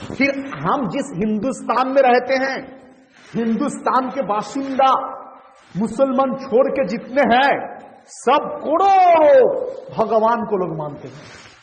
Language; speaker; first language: Urdu; non-native, local second language; Bangla